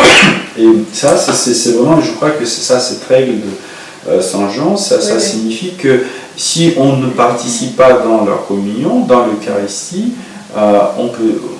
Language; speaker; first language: French; non-native, fluent; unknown